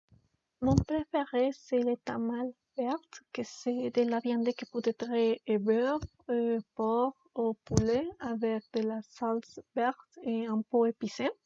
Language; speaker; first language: French; non-native, learner; Spanish